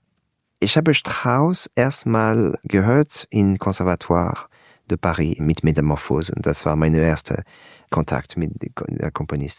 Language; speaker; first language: German; non-native, learner; French